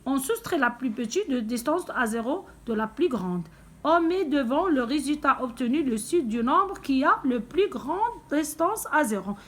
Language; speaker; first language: French; non-native, local second language; Arabic